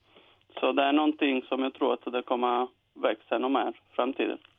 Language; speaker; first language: Swedish; non-native, learner; Italian